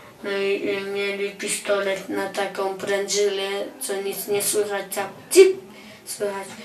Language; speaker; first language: Polish; early bilingual, other home language; Chechen